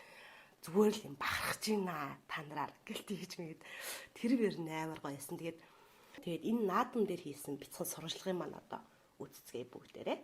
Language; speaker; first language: Mongolian; native; Mongolian